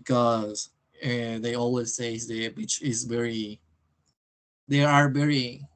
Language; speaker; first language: English; non-native, learner; Spanish